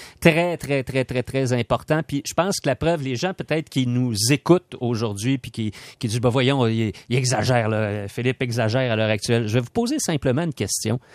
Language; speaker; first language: French; native; French